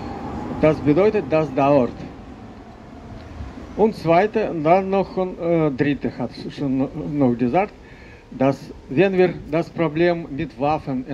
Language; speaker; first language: German; non-native, fluent; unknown